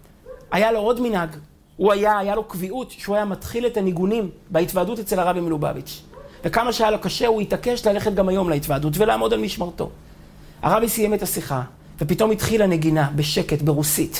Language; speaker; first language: Hebrew; native; Hebrew